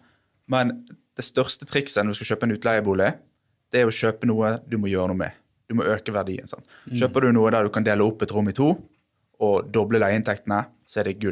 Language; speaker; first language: Norwegian; native; Norwegian